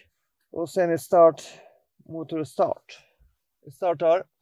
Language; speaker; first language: Swedish; non-native, learner; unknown